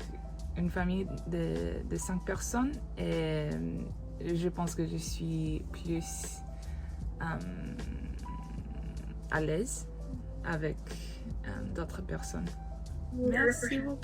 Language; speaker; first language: French; non-native, learner; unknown